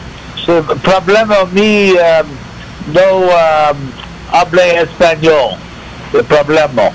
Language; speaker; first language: Spanish; non-native, learner; English